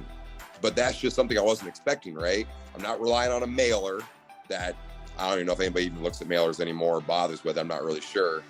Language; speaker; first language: English; native; English